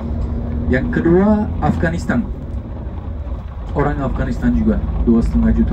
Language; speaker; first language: Indonesian; non-native, fluent; Turkish